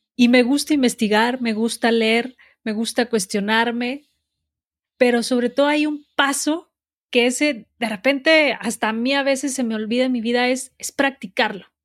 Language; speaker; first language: Spanish; native; Spanish